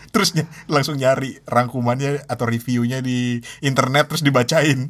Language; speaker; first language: Indonesian; native; Indonesian